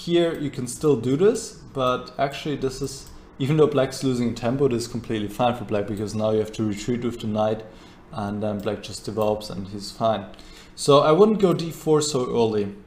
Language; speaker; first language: English; non-native, fluent; German